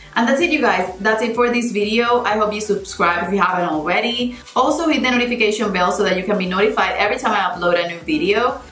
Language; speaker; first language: English; non-native, fluent; Spanish